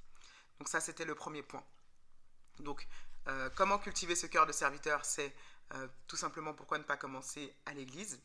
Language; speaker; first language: French; native; French